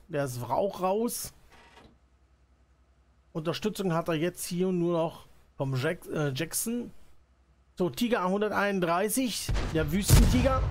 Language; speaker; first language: German; native; German